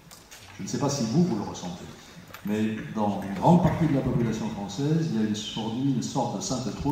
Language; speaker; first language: French; native; French